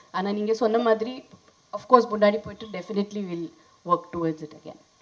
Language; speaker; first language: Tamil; non-native, fluent; Hindi